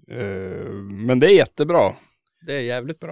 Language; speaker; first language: Swedish; native; Swedish